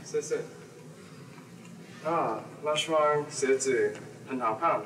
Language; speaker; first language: Chinese; non-native, learner; English